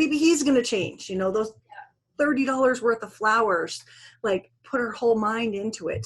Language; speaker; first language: English; native; English